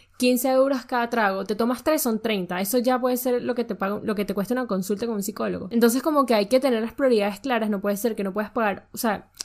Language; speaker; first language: Spanish; native; Spanish